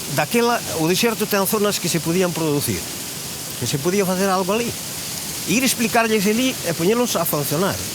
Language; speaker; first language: Galician; native; Galician